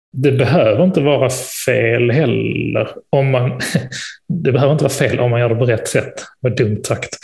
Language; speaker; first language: Swedish; native; Swedish